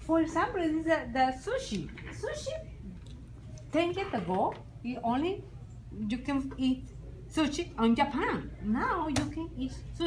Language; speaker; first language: English; non-native, learner; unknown